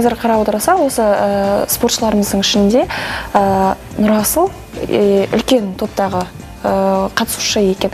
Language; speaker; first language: Kazakh; native; Kazakh